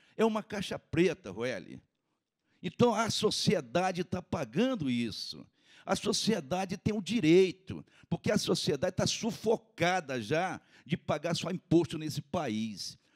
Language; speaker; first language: Portuguese; native; Portuguese